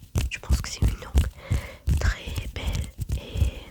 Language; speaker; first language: French; non-native, learner; German